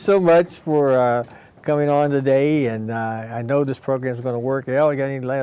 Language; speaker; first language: English; native; English